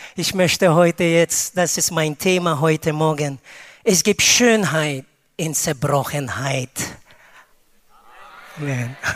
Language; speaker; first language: German; non-native, fluent; Filipino